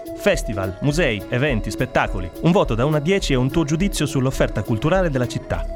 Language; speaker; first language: Italian; native; Italian